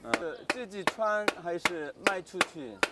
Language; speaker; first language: Chinese; non-native, learner; Korean